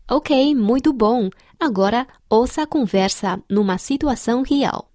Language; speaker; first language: Portuguese; non-native, fluent; Chinese